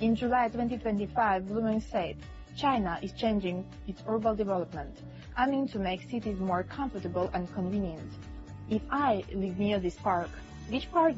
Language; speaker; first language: English; non-native, fluent; Russian